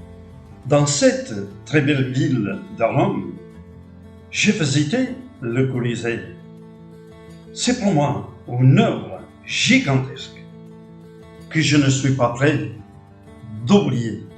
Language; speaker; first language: French; non-native, fluent; Portuguese